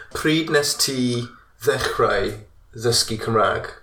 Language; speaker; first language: Welsh; non-native, fluent; English